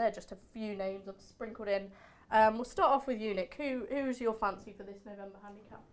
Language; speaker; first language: English; native; English